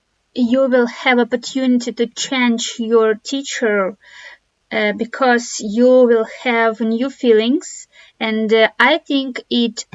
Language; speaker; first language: English; non-native, fluent; Russian